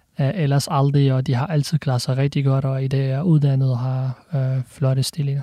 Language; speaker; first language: Danish; early bilingual, other home language; Arabic